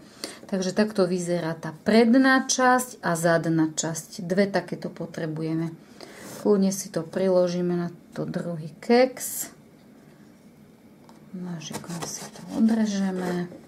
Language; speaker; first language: Slovak; native; Slovak